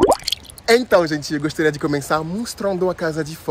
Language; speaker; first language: Portuguese; non-native, fluent; French